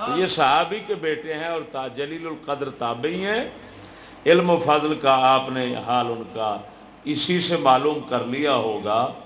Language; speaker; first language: Urdu; native; Urdu